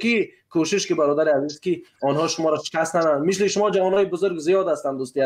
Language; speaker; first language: Persian; native; Persian